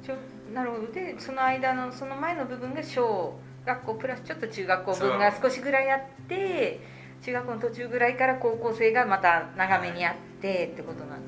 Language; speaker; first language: Japanese; native; Japanese